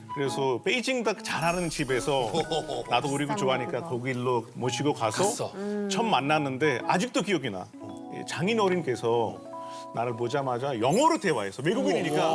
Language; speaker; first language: Korean; non-native, fluent; Hindi